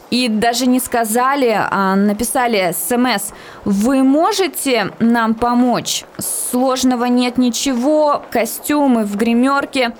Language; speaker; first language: Russian; native; Russian